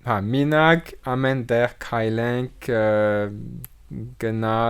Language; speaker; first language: Armenian; non-native, learner; French